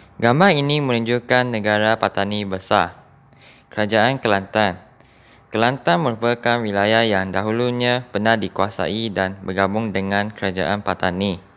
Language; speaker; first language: Malay; non-native, local second language; Chinese